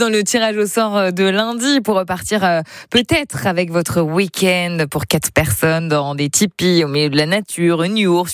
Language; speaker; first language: French; native; French